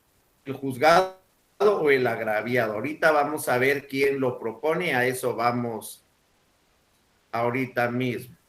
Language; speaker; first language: Spanish; native; Spanish